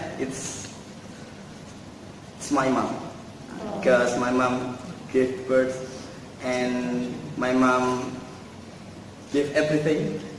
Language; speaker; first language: English; non-native, learner; Indonesian